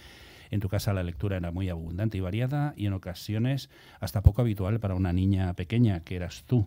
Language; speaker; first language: Spanish; native; Spanish